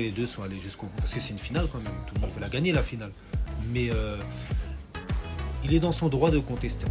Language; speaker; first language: French; native; French